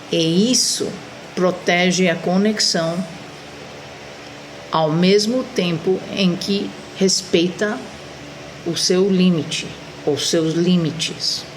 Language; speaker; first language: Portuguese; non-native, fluent; Spanish